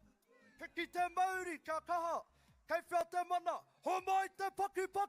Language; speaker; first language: Māori; non-native, local second language; English